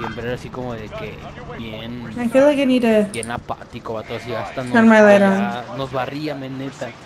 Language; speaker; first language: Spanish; early bilingual, other home language; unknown